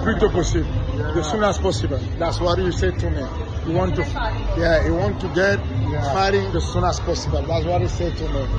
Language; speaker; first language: English; non-native, fluent; French